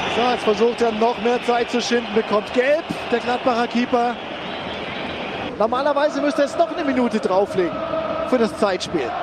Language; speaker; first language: German; native; German